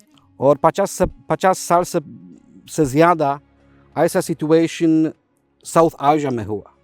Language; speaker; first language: Hindi; non-native, fluent; Polish